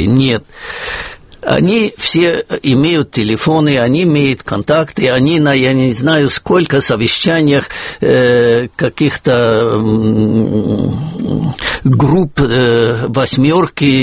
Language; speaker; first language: Russian; non-native, fluent; German